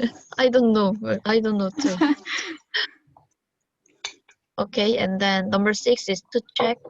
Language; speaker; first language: English; non-native, learner; Korean